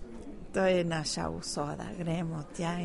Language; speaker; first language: Slovenian; early bilingual, heritage; Spanish